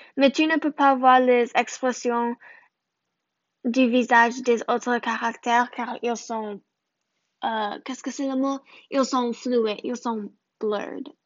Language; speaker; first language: French; non-native, learner; English